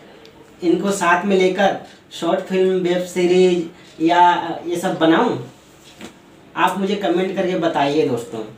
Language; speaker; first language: Hindi; native; Hindi